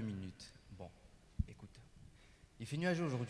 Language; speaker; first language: French; native; French